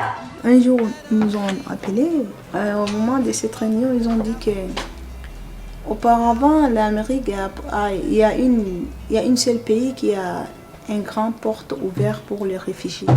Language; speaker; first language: French; non-native, fluent; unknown